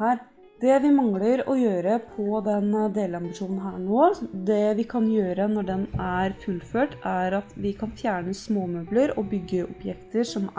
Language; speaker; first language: Norwegian; native; Norwegian